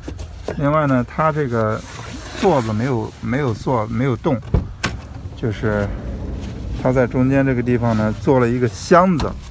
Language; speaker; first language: Chinese; native; Chinese